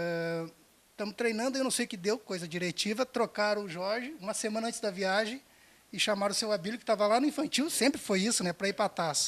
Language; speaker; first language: Portuguese; native; Portuguese